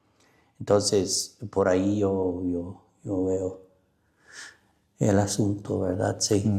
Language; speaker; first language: Spanish; non-native, fluent; English